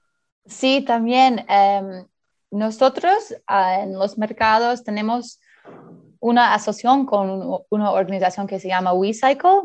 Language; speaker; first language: Spanish; early bilingual, heritage; Spanish